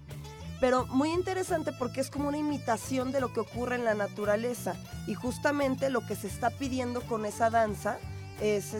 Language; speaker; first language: Spanish; native; Spanish